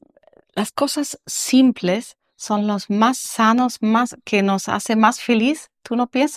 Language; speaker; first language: Spanish; non-native, learner; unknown